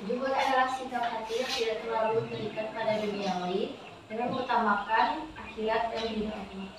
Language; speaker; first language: Indonesian; native; Indonesian